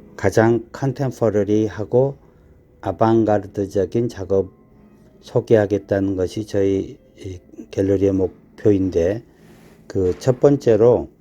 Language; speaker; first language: Korean; native; Korean